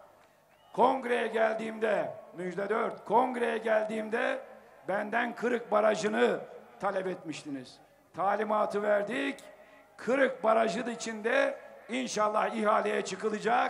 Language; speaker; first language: Turkish; native; Turkish